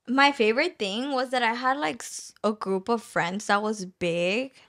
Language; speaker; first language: English; early bilingual, other home language; Spanish